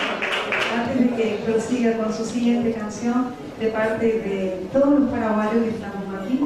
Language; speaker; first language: Spanish; native; Spanish